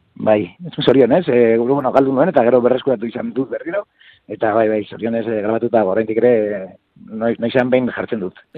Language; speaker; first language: Basque; non-native, local second language; Spanish